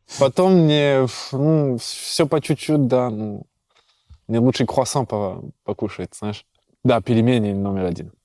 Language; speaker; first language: Russian; early bilingual, heritage; Russian